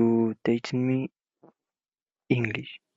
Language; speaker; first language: English; non-native, learner; Spanish